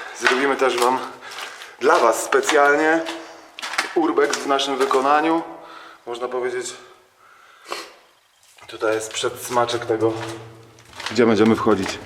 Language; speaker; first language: Polish; native; Polish